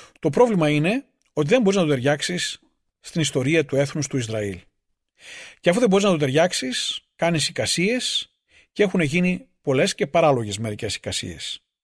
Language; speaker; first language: Greek; native; Greek